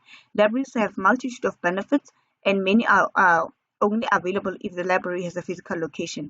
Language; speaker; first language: English; non-native, local second language; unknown